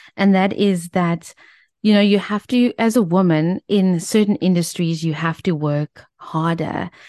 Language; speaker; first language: English; native; English